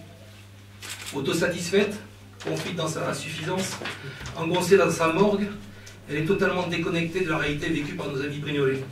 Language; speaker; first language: French; native; French